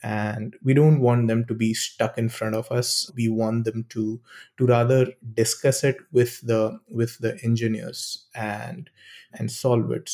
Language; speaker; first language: English; non-native, local second language; Hindi